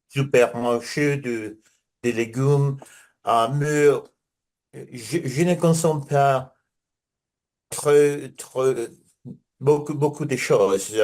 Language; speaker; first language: French; non-native, learner; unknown